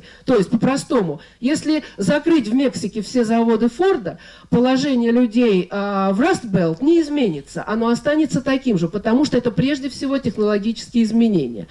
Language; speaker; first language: Russian; native; Russian